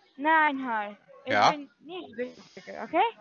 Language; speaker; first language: German; non-native, learner; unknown